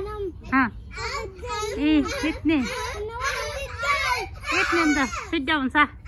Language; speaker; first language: Arabic; non-native, learner; Bangla